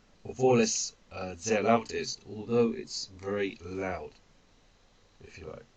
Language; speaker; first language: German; non-native, fluent; English